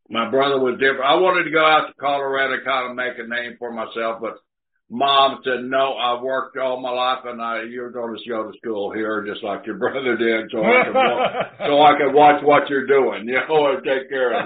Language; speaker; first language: English; native; English